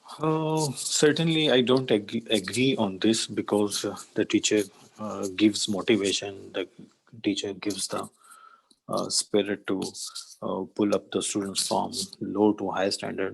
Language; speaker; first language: English; non-native, learner; Urdu